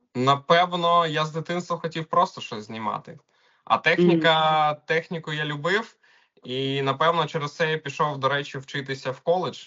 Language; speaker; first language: Ukrainian; non-native, local second language; Russian